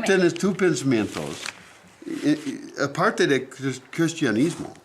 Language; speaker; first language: Spanish; non-native, learner; English